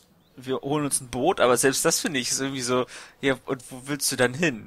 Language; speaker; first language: German; native; German